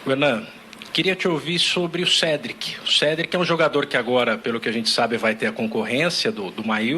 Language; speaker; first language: Portuguese; native; Portuguese